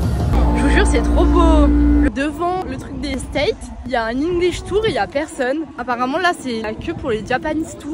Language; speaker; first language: French; native; French